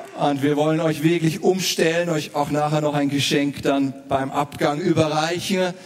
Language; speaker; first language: German; native; German